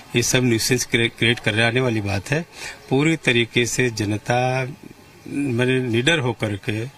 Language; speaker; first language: Hindi; native; Hindi